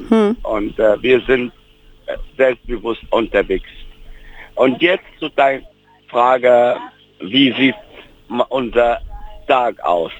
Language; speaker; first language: German; non-native, fluent; Arabic